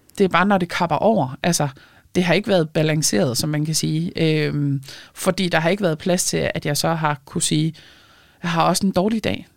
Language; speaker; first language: Danish; early bilingual, other home language; Lithuanian